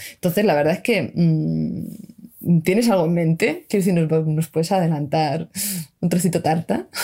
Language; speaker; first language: Spanish; native; Spanish